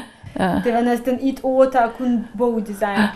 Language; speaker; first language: Danish; non-native, learner; Russian